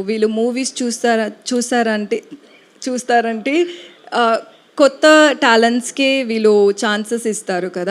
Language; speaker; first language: Telugu; non-native, learner; Tamil